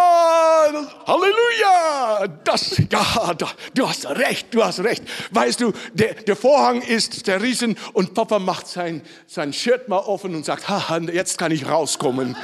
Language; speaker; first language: German; non-native, fluent; Dutch